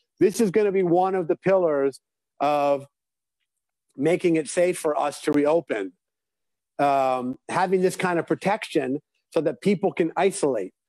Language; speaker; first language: English; native; English